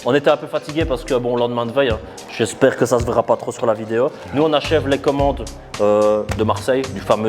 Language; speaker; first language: French; native; French